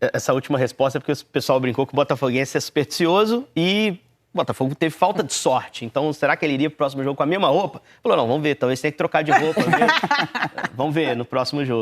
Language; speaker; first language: Portuguese; native; Portuguese